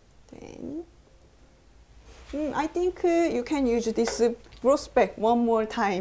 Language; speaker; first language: English; non-native, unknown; Korean